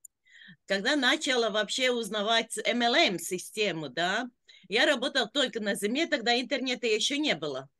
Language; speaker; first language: Russian; non-native, local second language; Latvian